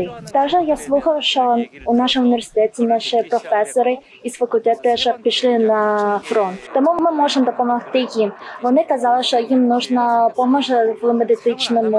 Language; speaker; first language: Ukrainian; non-native, learner; Korean